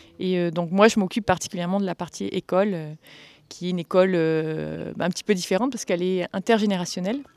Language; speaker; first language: French; native; French